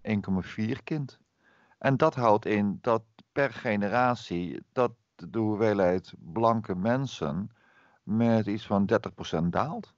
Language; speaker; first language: Dutch; native; Dutch